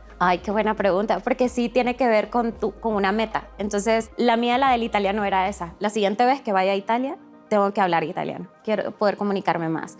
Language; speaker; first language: Spanish; early bilingual, other home language; Portuguese